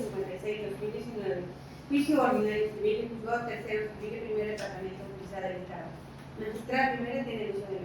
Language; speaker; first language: Spanish; native; Spanish